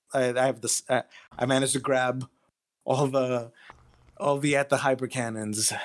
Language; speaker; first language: English; non-native, fluent; Greek